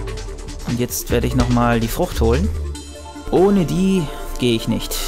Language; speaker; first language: German; native; German